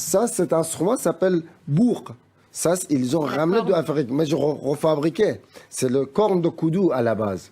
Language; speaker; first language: French; non-native, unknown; Persian